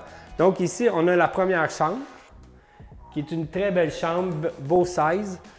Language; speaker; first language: French; native; French